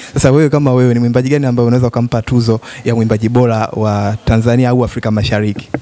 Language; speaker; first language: Swahili; native; Swahili